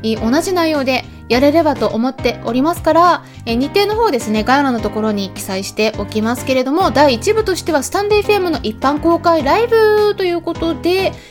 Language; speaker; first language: Japanese; native; Japanese